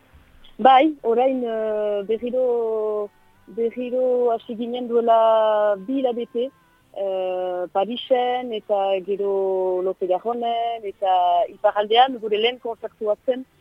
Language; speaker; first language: Basque; non-native, local second language; French